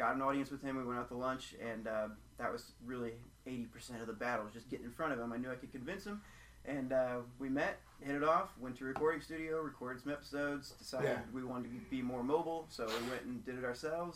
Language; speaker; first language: English; native; English